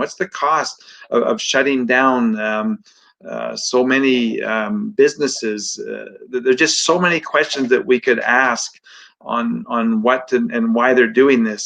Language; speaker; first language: English; native; English